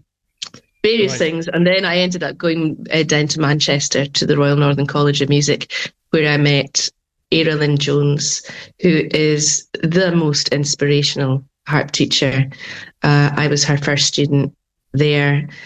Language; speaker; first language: English; non-native, local second language; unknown